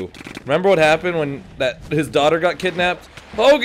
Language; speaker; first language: English; native; English